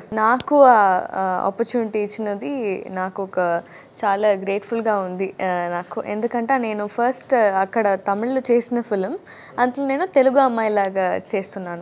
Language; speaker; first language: Telugu; non-native, learner; Tamil